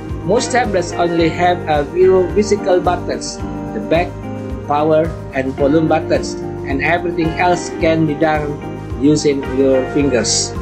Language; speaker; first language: English; non-native, fluent; Indonesian